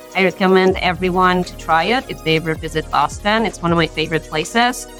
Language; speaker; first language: English; non-native, fluent; Persian